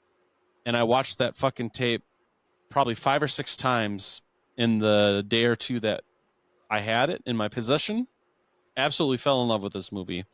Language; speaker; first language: English; native; English